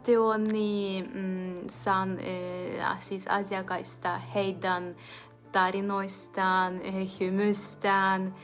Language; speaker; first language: Finnish; non-native, fluent; Ukrainian